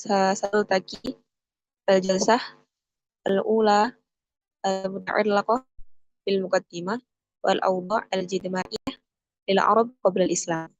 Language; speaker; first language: Arabic; non-native, learner; Indonesian